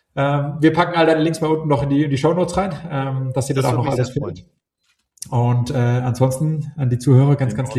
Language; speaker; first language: German; native; German